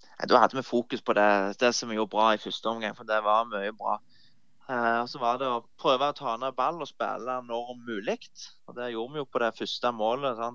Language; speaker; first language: Norwegian; native; Norwegian